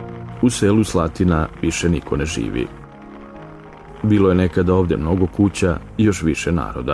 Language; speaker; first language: Bosnian; native; Bosnian